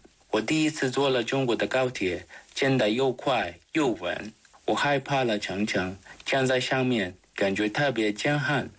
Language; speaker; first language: Chinese; non-native, fluent; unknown